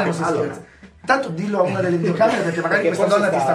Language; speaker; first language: Italian; native; Italian